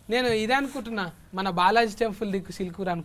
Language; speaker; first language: Telugu; native; Telugu